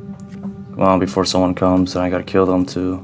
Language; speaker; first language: English; native; English